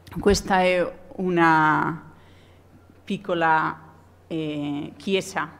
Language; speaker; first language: Italian; non-native, learner; Spanish